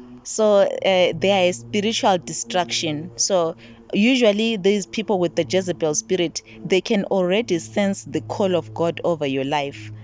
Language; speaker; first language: English; non-native, local second language; Zulu